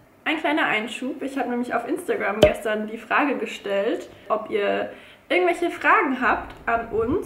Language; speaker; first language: German; native; German